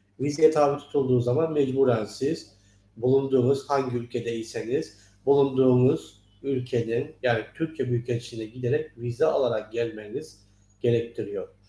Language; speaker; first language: Turkish; non-native, fluent; Turkmen